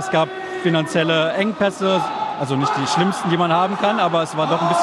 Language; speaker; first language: German; native; German